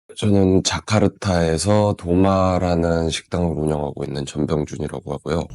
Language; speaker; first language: Korean; native; Korean